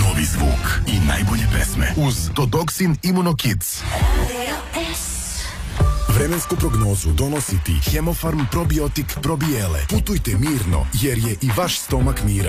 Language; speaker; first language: Serbian; native; Serbian